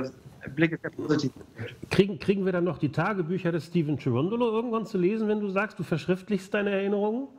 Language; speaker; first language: German; native; German